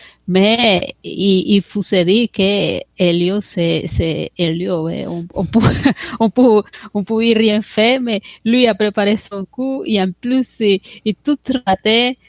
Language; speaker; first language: French; non-native, fluent; Spanish